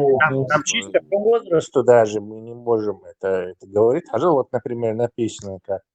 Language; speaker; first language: Russian; non-native, local second language; Chechen